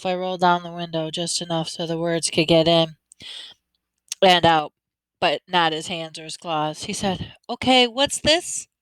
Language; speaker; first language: English; native; English